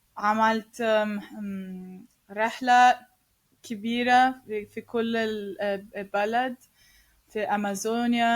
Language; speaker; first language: Arabic; non-native, learner; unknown